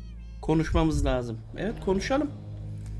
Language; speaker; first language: Turkish; native; Turkish